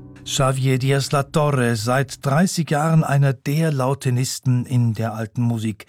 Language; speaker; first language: German; native; German